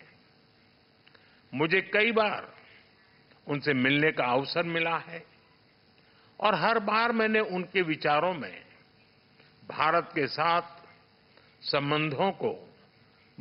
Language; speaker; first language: Hindi; native; Hindi